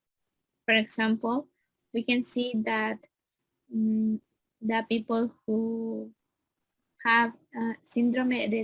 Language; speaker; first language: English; non-native, learner; Spanish